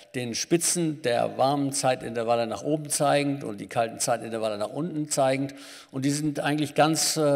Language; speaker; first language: German; native; German